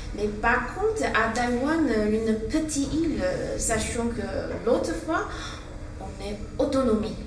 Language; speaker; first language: French; non-native, fluent; Chinese